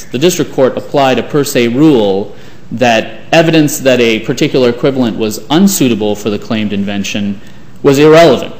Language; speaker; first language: English; native; English